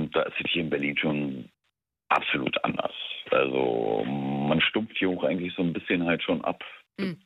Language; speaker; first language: German; native; German